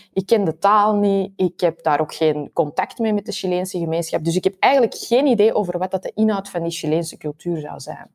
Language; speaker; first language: Dutch; native; Dutch